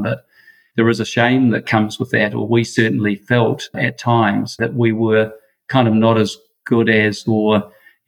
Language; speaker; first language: English; native; English